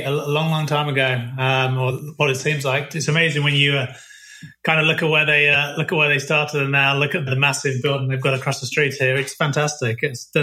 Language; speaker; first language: English; native; English